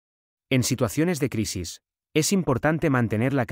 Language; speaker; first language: Spanish; native; Spanish